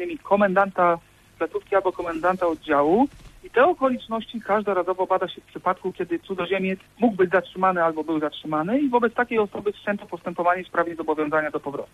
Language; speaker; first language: Polish; native; Polish